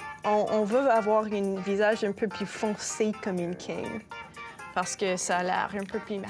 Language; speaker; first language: French; non-native, local second language; English